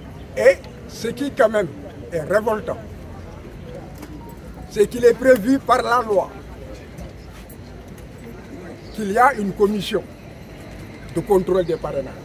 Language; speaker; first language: French; non-native, local second language; Wolof